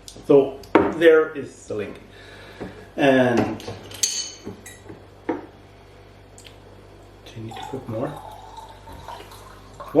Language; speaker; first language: English; non-native, learner; German